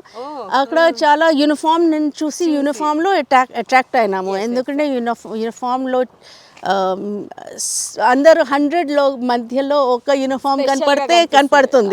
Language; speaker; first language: Telugu; non-native, local second language; Hindi